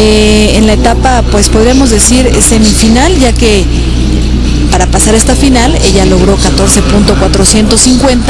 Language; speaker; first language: Spanish; native; Spanish